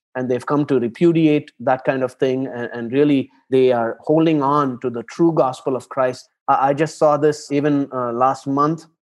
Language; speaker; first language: English; non-native, local second language; Tamil